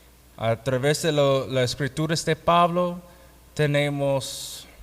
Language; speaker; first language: Spanish; non-native, fluent; English